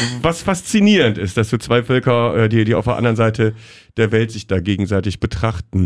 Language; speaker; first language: German; native; German